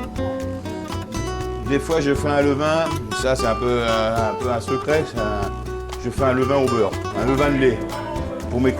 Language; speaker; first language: French; native; French